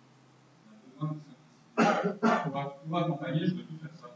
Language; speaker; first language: French; native; French